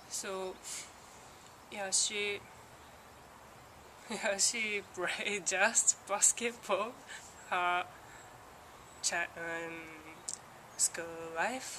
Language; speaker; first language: English; non-native, learner; Japanese